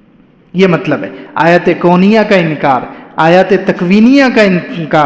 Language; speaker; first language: Urdu; native; Urdu